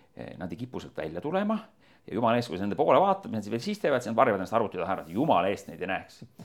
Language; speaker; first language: Estonian; native; Estonian